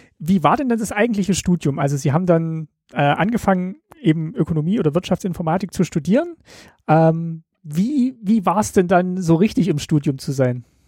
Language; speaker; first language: German; native; German